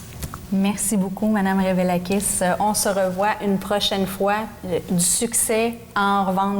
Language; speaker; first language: French; native; French